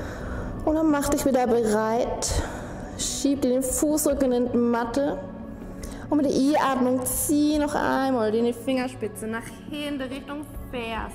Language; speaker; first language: German; non-native, fluent; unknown